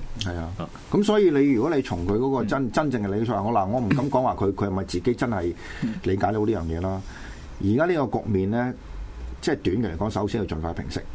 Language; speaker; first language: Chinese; non-native, local second language; Cantonese